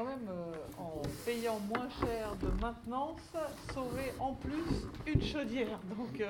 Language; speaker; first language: French; native; French